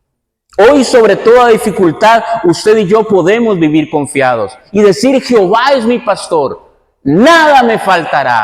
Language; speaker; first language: Spanish; native; Spanish